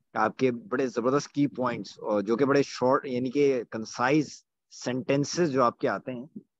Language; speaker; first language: Urdu; native; Urdu